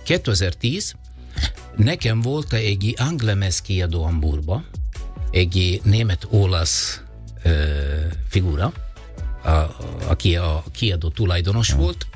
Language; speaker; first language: Hungarian; non-native, fluent; Italian